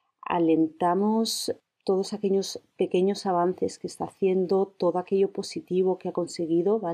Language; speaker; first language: Spanish; native; Spanish